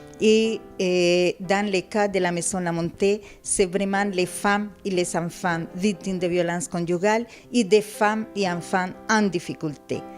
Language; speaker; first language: French; non-native, fluent; Spanish